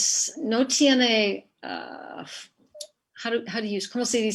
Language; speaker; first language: Spanish; non-native, fluent; English